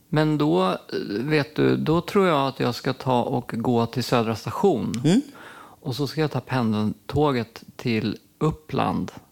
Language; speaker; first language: Swedish; native; Swedish